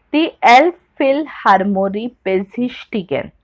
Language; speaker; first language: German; non-native, learner; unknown